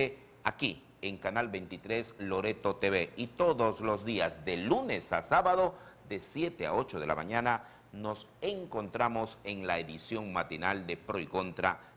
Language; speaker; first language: Spanish; native; Spanish